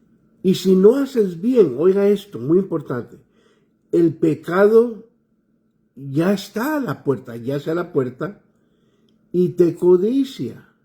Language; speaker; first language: Spanish; native; Spanish